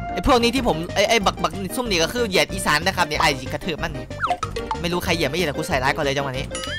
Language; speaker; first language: Thai; native; Thai